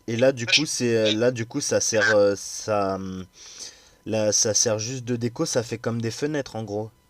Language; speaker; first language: French; native; French